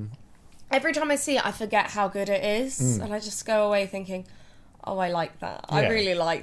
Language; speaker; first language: English; native; English